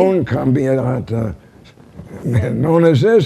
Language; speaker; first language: Italian; non-native, learner; English